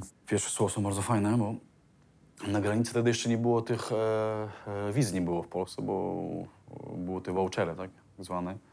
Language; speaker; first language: Polish; non-native, fluent; Chechen